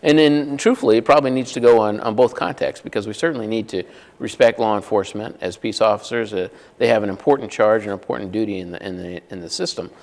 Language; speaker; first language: English; native; English